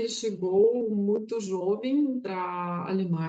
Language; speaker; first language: Portuguese; non-native, fluent; Russian